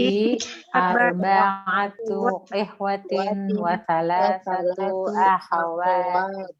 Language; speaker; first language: Arabic; non-native, learner; Indonesian